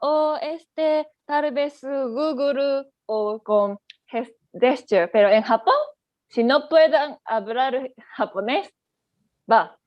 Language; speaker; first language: Spanish; non-native, learner; Japanese